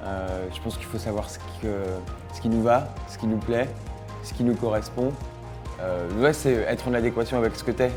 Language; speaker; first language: French; native; French